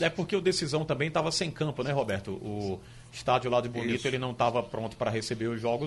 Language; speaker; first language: Portuguese; native; Portuguese